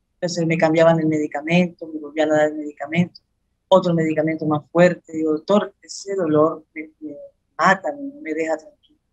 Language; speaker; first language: Spanish; native; Spanish